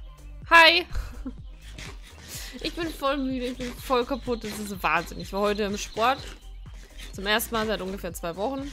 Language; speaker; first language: German; native; German